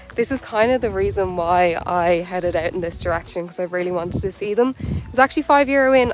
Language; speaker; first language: English; native; English